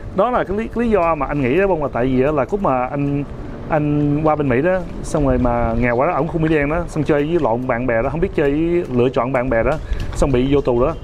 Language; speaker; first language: Vietnamese; early bilingual, heritage; Vietnamese